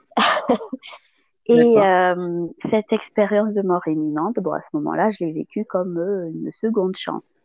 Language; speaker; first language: French; non-native, local second language; Malagasy